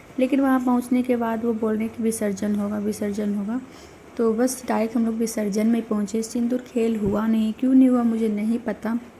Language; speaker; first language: Hindi; native; Hindi